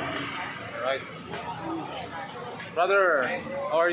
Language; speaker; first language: English; non-native, local second language; Filipino